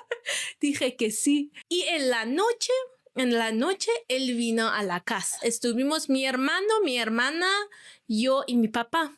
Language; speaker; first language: Spanish; non-native, fluent; Persian